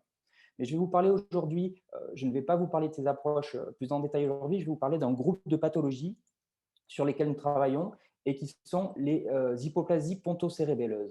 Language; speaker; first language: French; native; French